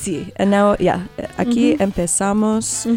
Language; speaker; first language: Spanish; non-native, learner; English